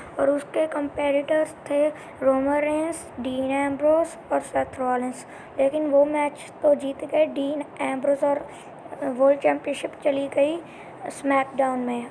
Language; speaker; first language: Hindi; non-native, local second language; Punjabi